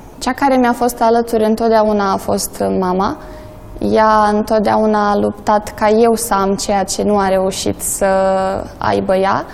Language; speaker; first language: Romanian; non-native, local second language; Polish